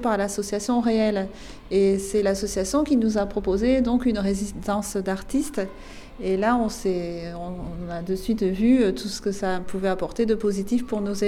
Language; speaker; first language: French; native; French